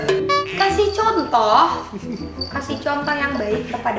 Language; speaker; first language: Indonesian; native; Indonesian